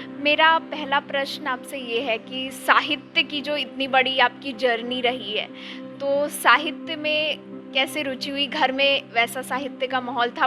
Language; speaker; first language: Hindi; native; Hindi